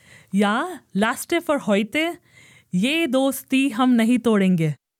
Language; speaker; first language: German; non-native, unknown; Hindi